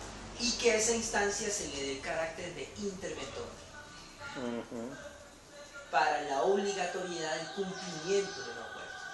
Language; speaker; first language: Spanish; native; Spanish